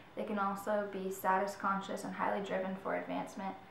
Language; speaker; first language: English; native; English